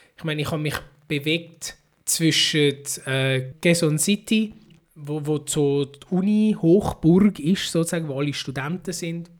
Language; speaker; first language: German; early bilingual, other home language; Filipino